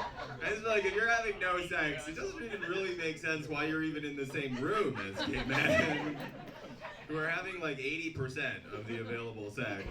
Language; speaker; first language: English; native; English